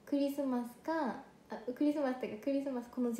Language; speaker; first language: Japanese; native; Japanese